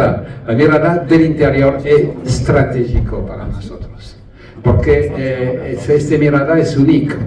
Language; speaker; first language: Spanish; non-native, learner; French